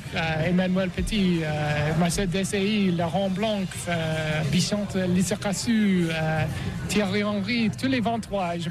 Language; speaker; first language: French; non-native, learner; English